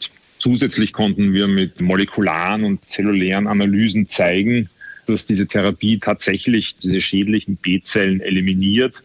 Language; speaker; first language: German; native; German